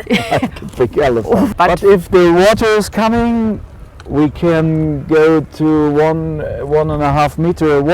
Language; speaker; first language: English; non-native, learner; German